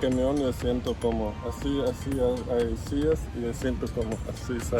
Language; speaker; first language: Spanish; non-native, fluent; Russian